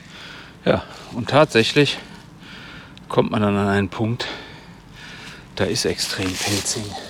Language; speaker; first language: German; native; German